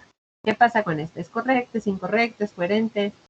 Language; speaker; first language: Spanish; native; Spanish